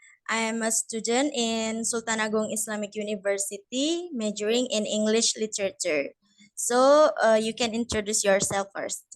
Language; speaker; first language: English; non-native, learner; Indonesian